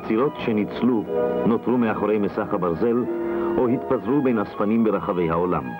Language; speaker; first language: Hebrew; native; Hebrew